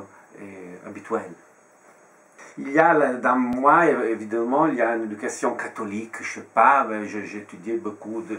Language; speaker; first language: French; non-native, fluent; Italian